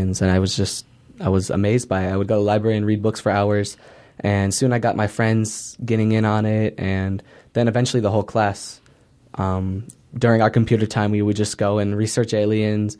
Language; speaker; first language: English; native; English